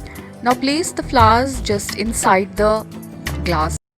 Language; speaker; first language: English; non-native, local second language; Hindi